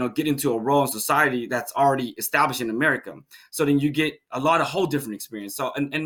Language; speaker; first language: English; native; English